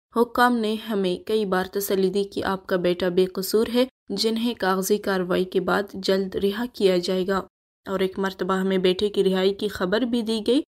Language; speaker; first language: Urdu; non-native, local second language; Baluchi